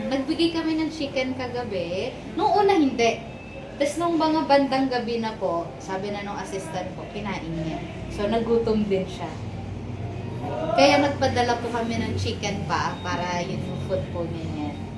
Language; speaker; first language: Filipino; native; Filipino